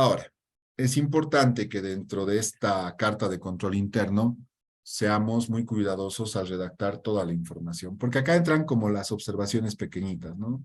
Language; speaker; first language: Spanish; native; Spanish